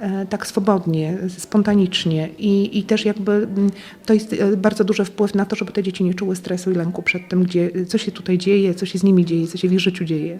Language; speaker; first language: Polish; native; Polish